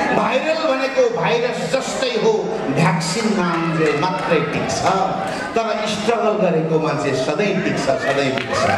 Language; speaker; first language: Nepali; native; Nepali